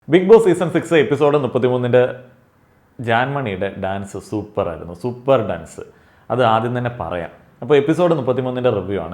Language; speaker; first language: Malayalam; native; Malayalam